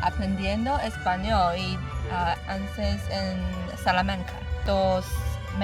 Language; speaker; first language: Spanish; non-native, learner; Chinese